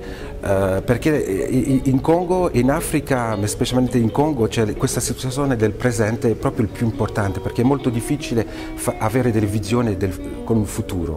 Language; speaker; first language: Italian; non-native, fluent; French